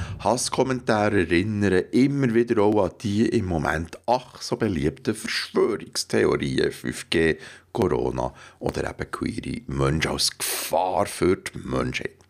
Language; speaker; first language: German; native; German